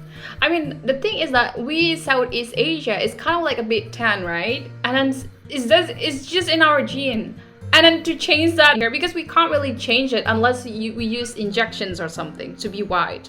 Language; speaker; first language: English; non-native, fluent; Indonesian